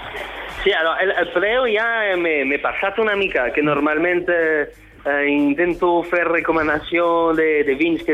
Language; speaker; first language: Catalan; non-native, fluent; French